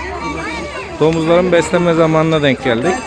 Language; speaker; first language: Turkish; native; Turkish